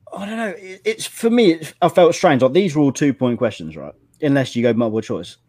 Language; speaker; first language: English; native; English